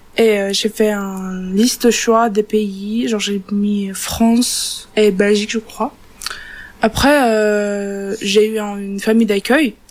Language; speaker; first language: French; non-native, learner; Turkish